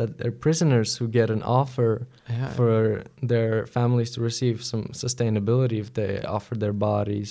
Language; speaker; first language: English; non-native, fluent; Latvian